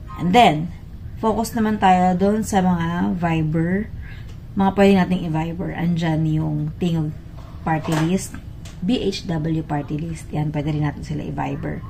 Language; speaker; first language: Filipino; native; Filipino